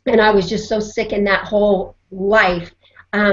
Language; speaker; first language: English; native; English